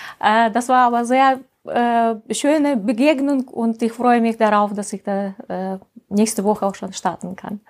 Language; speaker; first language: German; non-native, fluent; Russian